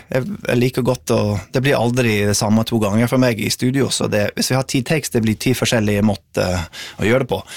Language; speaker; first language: Norwegian; non-native, fluent; English